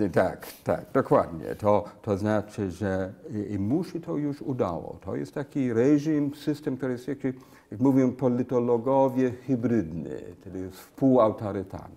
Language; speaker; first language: Polish; non-native, fluent; English